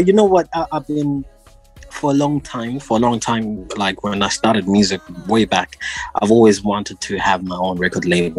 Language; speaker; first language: English; non-native, local second language; Shona